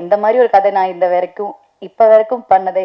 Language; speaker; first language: Tamil; non-native, learner; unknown